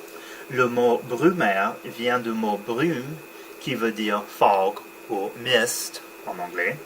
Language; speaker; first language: French; non-native, learner; English